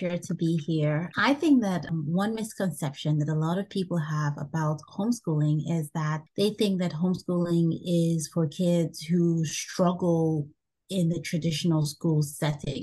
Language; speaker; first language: English; non-native, local second language; Bini